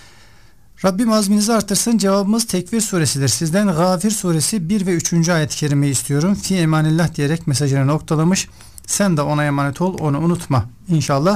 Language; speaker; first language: Turkish; native; Turkish